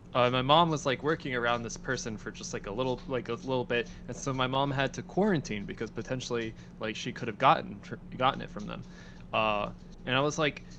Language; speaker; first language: English; early bilingual, other home language; Spanish